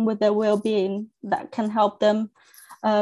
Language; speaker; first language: English; non-native, fluent; Chinese